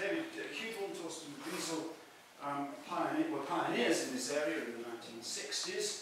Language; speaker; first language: English; native; English